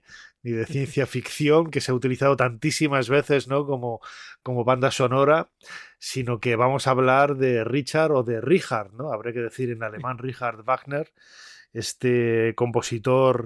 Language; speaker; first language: Spanish; native; Spanish